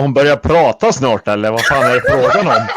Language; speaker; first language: Swedish; native; Swedish